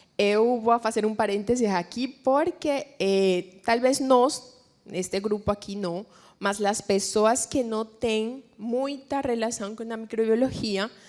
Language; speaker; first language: Portuguese; non-native, fluent; Spanish